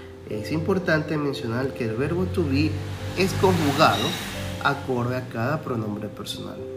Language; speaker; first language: Spanish; native; Spanish